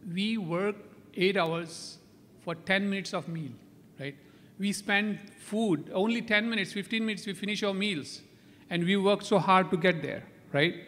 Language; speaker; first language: English; non-native, local second language; Konkani